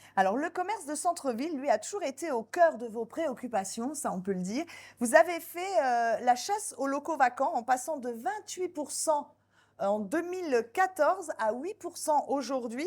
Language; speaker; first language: French; native; French